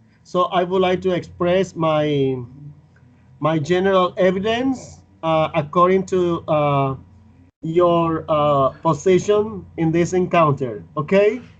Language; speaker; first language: English; non-native, fluent; Spanish